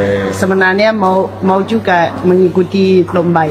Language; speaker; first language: Indonesian; non-native, fluent; Chinese